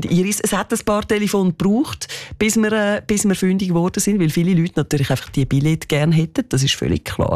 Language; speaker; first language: German; native; German